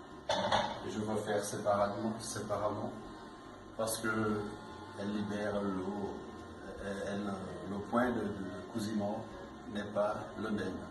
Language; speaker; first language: French; non-native, learner; Portuguese